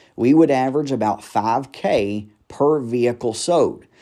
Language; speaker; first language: English; native; English